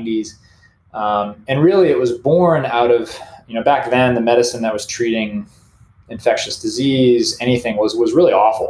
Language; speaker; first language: English; native; English